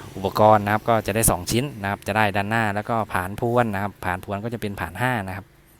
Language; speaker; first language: Thai; native; Thai